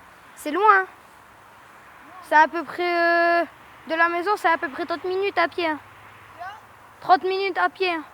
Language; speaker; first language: French; native; French